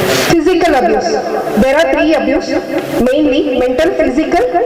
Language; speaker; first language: English; non-native, local second language; Tamil